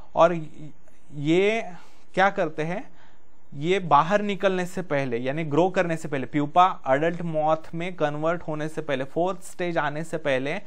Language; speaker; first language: Hindi; non-native, local second language; Marathi